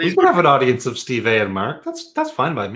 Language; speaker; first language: English; native; English